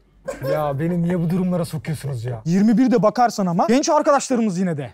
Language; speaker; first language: Turkish; native; Turkish